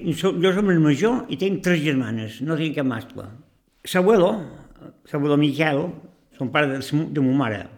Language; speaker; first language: Catalan; native; Catalan